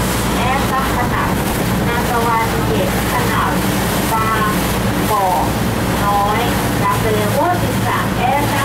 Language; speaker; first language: Russian; non-native, learner; Thai